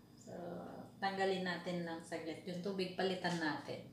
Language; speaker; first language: Filipino; native; Filipino